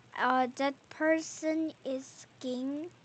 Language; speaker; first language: English; non-native, learner; Korean